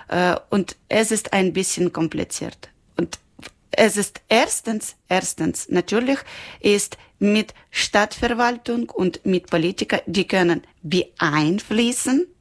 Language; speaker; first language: German; non-native, learner; Ukrainian